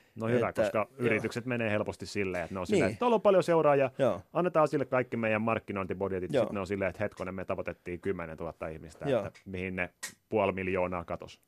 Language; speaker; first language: Finnish; native; Finnish